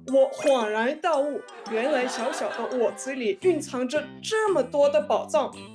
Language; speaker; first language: Chinese; non-native, fluent; Russian